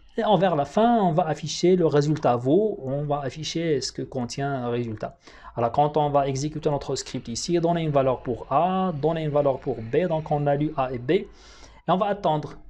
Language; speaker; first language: French; non-native, local second language; Arabic